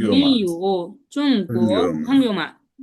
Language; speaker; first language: Chinese; non-native, learner; Bangla